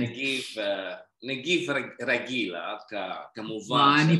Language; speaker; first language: Hebrew; non-native, learner; Indonesian